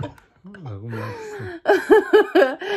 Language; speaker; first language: German; non-native, learner; Persian